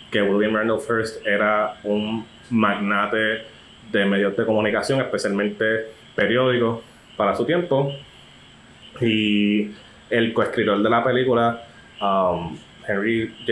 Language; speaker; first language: Spanish; native; Spanish